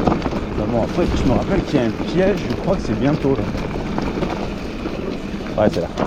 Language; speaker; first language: French; native; French